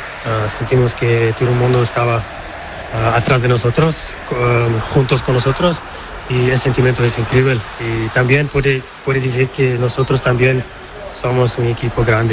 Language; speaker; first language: Spanish; non-native, learner; Portuguese